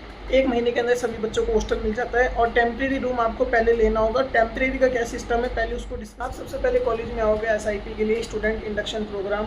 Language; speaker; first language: Hindi; native; Hindi